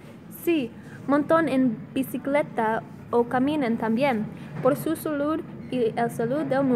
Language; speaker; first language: Spanish; non-native, learner; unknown